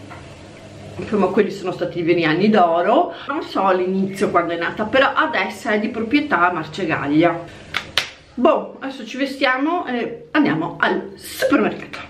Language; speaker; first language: Italian; native; Italian